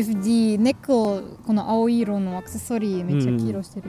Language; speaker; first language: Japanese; non-native, learner; German